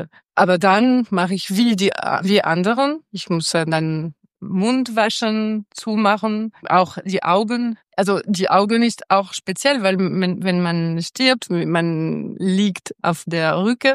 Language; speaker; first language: German; non-native, local second language; French